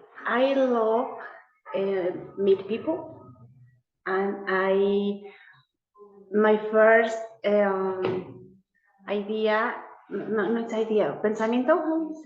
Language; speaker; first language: English; non-native, learner; Spanish